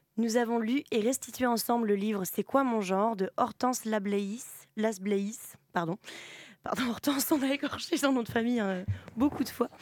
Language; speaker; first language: French; native; French